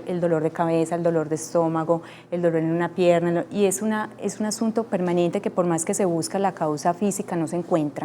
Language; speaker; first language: Spanish; native; Spanish